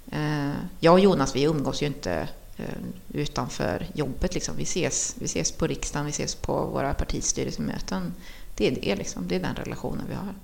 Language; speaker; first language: Swedish; early bilingual, other home language; Spanish